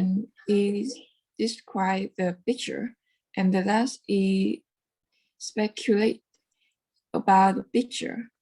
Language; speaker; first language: English; non-native, learner; Vietnamese